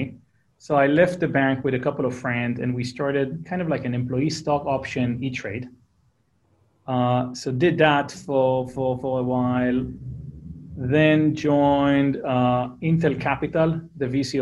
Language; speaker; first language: English; non-native, fluent; Hebrew